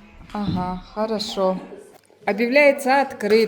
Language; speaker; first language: Russian; native; Russian